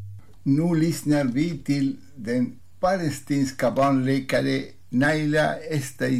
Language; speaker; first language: Swedish; non-native, fluent; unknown